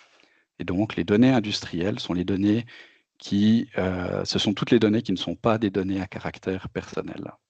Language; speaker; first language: French; native; French